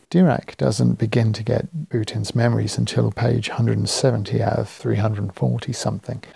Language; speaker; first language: English; native; English